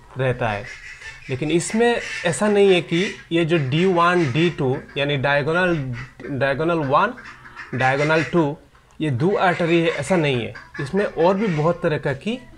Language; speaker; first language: Hindi; non-native, local second language; Bangla